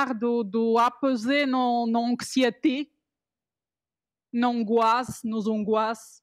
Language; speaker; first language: French; non-native, fluent; Bulgarian